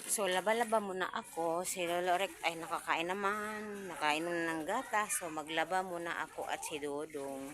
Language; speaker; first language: Filipino; non-native, local second language; Cebuano